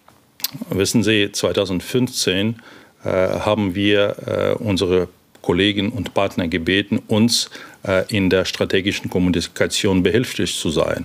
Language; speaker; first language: German; non-native, fluent; Ukrainian